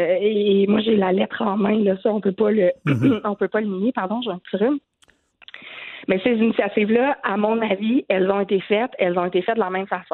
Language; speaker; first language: French; native; French